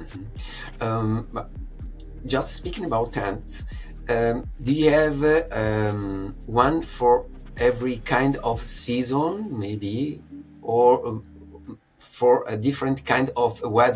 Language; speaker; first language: English; non-native, fluent; Italian